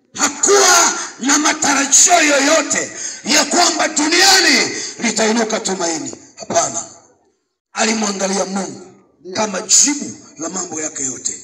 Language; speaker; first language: Swahili; native; Swahili